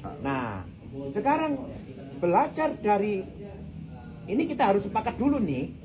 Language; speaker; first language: Indonesian; native; Indonesian